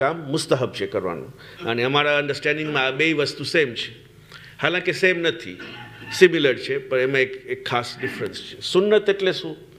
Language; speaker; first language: Gujarati; early bilingual, heritage; Gujarati